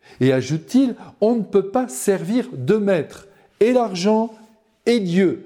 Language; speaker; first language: French; native; French